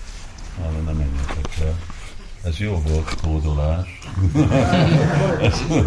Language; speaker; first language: Hungarian; early bilingual, heritage; Hungarian